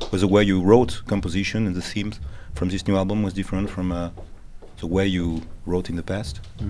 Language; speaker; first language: English; non-native, fluent; French